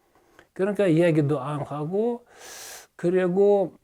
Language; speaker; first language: Korean; early bilingual, heritage; Russian